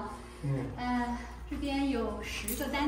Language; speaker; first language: Chinese; native; Chinese